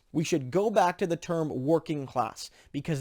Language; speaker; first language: English; native; English